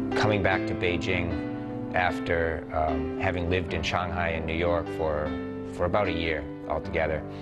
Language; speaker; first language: English; native; English